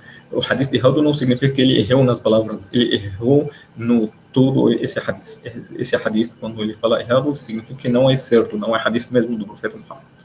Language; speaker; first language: Portuguese; non-native, learner; Arabic